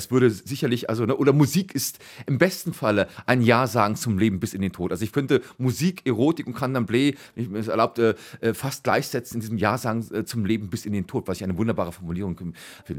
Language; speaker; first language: German; native; German